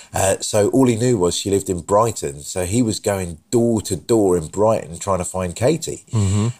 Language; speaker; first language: English; native; English